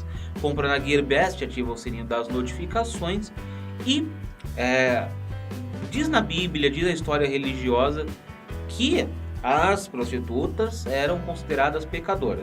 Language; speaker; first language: Portuguese; native; Portuguese